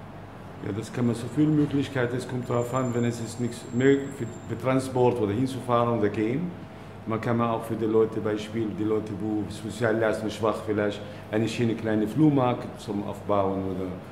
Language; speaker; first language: German; non-native, learner; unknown